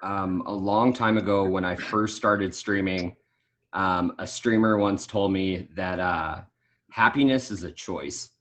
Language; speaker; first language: English; native; English